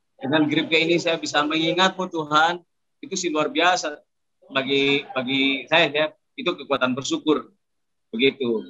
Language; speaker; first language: Indonesian; native; Indonesian